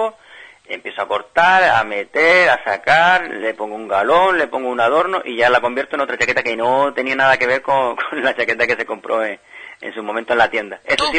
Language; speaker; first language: Spanish; native; Spanish